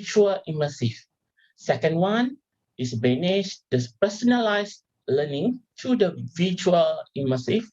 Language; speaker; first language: English; non-native, local second language; Malay